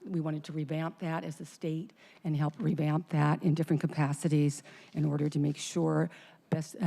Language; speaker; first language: English; native; English